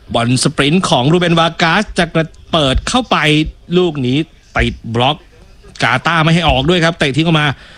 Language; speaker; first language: Thai; native; Thai